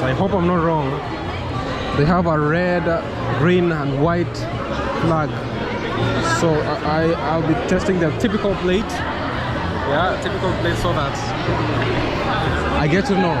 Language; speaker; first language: English; non-native, local second language; Swahili